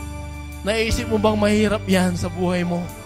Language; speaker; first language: Filipino; native; Filipino